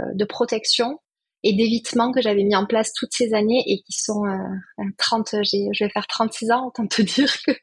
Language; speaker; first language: French; native; French